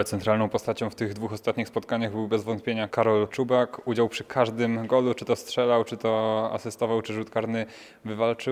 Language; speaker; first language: Polish; native; Polish